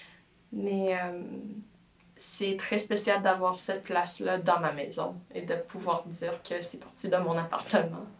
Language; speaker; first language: French; non-native, local second language; English